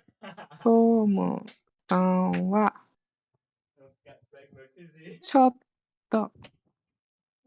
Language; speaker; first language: Japanese; non-native, fluent; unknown